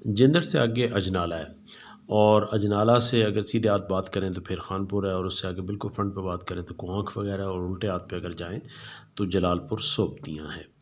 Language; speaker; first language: Urdu; non-native, local second language; Punjabi